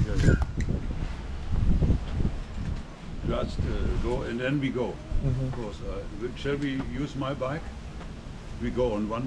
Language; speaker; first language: English; non-native, learner; German